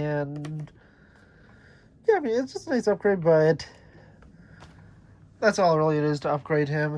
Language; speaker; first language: English; native; English